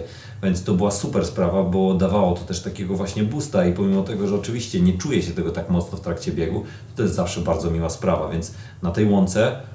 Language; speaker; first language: Polish; native; Polish